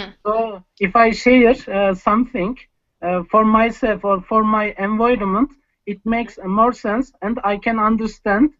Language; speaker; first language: English; non-native, learner; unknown